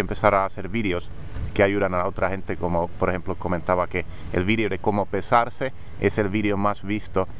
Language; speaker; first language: Spanish; non-native, fluent; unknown